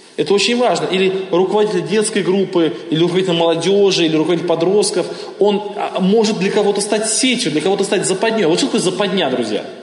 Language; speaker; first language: Russian; native; Russian